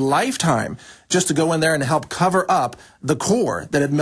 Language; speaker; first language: English; native; English